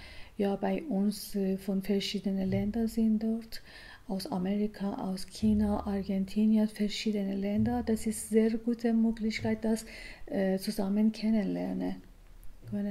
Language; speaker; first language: German; non-native, learner; Persian